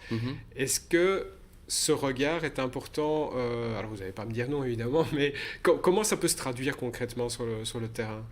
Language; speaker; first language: French; native; French